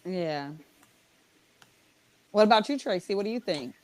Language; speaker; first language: English; native; English